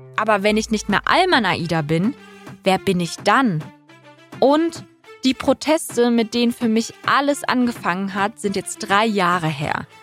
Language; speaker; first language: German; early bilingual, other home language; Persian